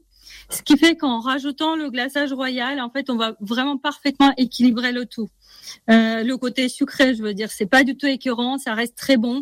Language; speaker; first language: French; native; French